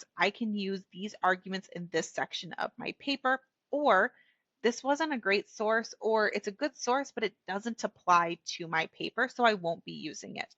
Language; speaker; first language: English; native; English